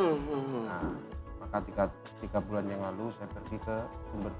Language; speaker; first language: Indonesian; native; Indonesian